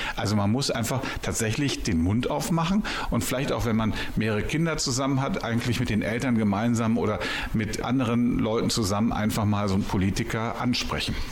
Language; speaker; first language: German; native; German